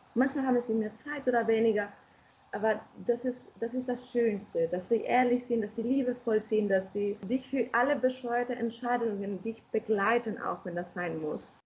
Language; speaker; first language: German; non-native, fluent; Spanish